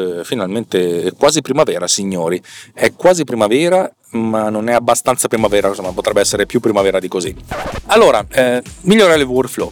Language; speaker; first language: Italian; native; Italian